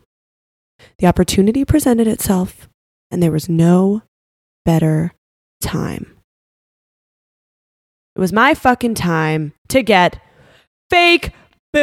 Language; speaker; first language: English; native; English